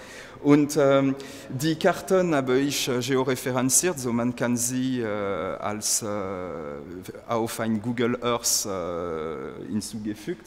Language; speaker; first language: German; non-native, learner; French